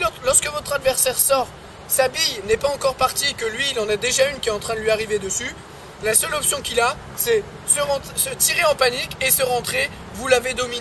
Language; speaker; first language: French; native; French